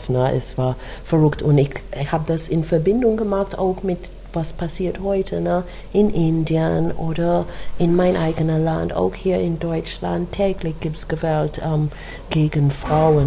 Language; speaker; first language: German; non-native, learner; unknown